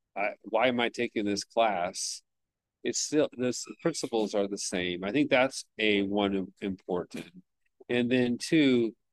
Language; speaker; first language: English; native; English